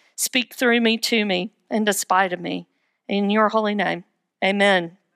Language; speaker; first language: English; native; English